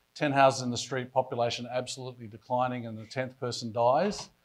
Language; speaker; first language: English; native; English